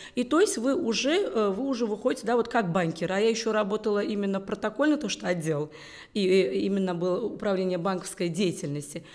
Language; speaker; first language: Russian; non-native, local second language; Uzbek